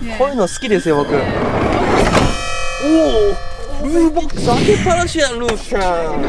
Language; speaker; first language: Japanese; native; Japanese